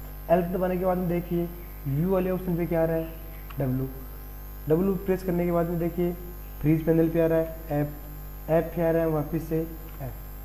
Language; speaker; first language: Hindi; native; Hindi